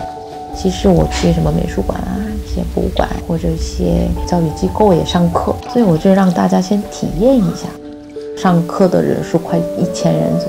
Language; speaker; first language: Chinese; non-native, fluent; Korean